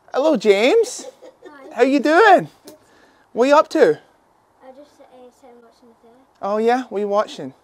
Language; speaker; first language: English; native; English